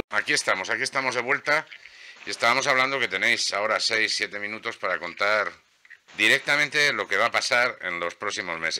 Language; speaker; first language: Spanish; native; Spanish